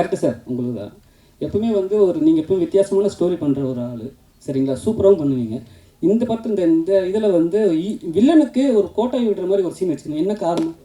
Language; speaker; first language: Tamil; native; Tamil